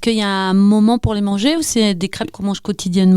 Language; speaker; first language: French; native; French